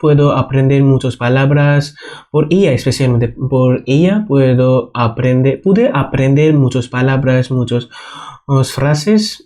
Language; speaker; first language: Spanish; non-native, fluent; Bangla